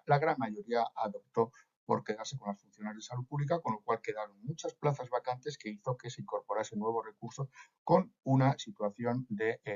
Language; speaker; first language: Spanish; native; Spanish